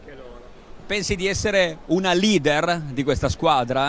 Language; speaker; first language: Italian; native; Italian